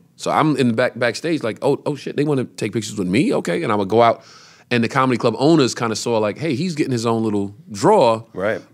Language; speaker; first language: English; native; English